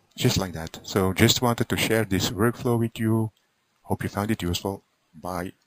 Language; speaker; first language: English; non-native, fluent; Dutch